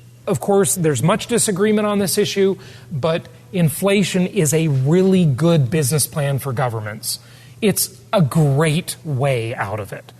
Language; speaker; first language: English; native; English